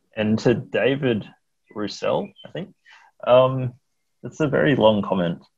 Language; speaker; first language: English; native; English